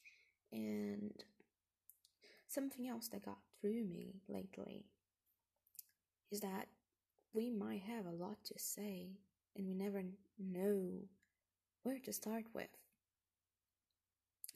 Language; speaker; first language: English; non-native, fluent; Portuguese